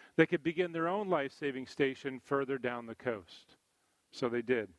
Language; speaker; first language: English; native; English